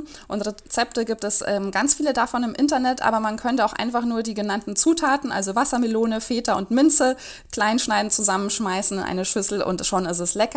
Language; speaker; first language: German; native; German